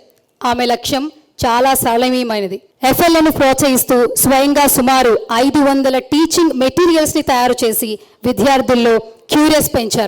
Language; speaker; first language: Telugu; native; Telugu